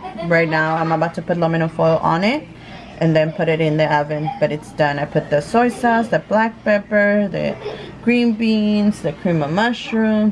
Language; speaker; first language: English; early bilingual, other home language; Spanish